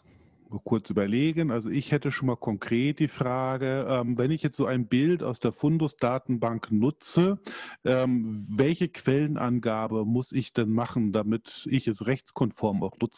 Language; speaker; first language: German; native; German